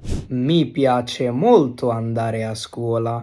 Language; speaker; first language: Italian; non-native, learner; Bangla